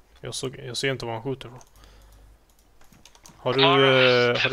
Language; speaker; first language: Swedish; native; Swedish